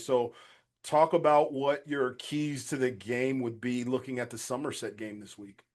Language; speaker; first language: English; native; English